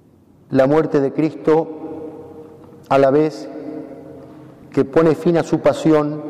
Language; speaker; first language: Spanish; native; Spanish